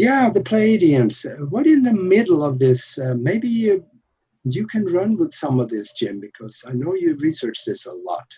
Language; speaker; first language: English; non-native, fluent; Norwegian